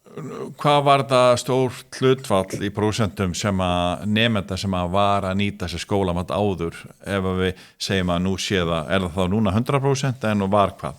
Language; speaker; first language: Icelandic; native; Icelandic